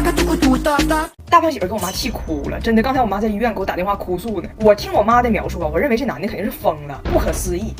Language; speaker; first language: Chinese; native; Chinese